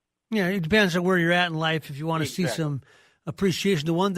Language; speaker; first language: English; native; English